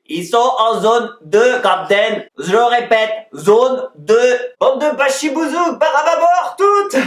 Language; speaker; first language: French; native; French